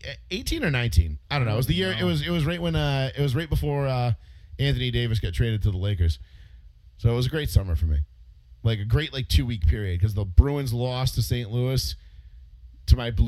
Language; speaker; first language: English; native; English